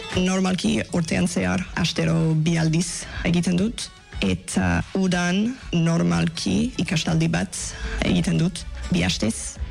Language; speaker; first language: Basque; non-native, learner; English